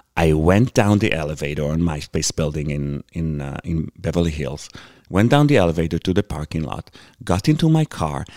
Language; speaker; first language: English; non-native, fluent; Hebrew